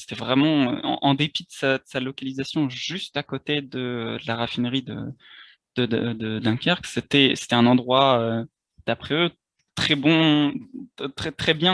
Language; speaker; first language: French; native; French